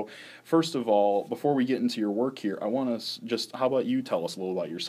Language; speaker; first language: English; native; English